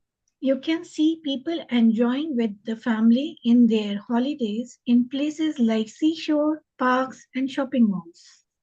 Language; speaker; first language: English; non-native, local second language; Hindi